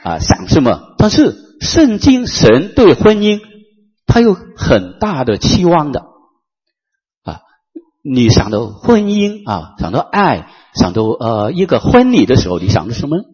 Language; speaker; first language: Chinese; non-native, local second language; Cantonese